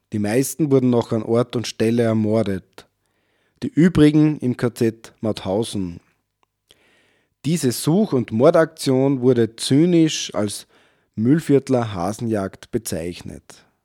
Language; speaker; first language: German; native; German